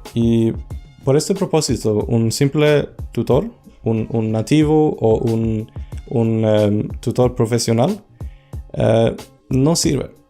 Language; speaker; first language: Spanish; non-native, fluent; Swedish